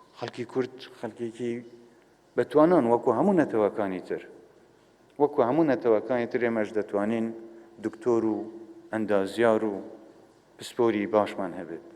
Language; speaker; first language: Central Kurdish; non-native, local second language; Kurdish